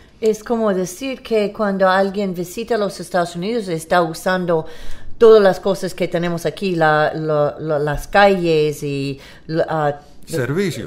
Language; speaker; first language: Spanish; non-native, learner; English